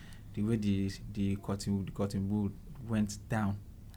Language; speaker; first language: English; non-native, local second language; Igbo